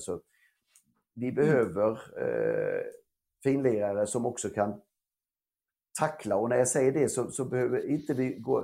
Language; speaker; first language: Swedish; native; Swedish